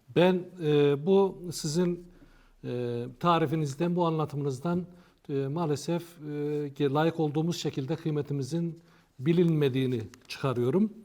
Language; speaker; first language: Turkish; native; Turkish